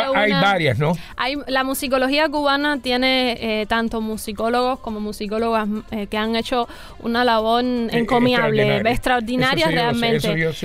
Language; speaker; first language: Spanish; native; Spanish